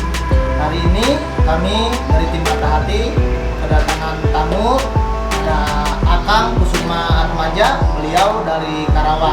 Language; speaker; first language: Indonesian; non-native, local second language; Sundanese